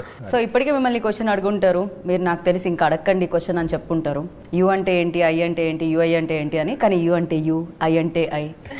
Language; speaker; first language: Telugu; native; Telugu